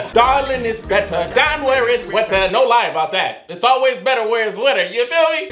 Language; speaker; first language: English; native; English